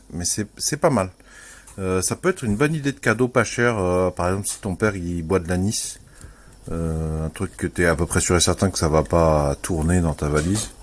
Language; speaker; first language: French; native; French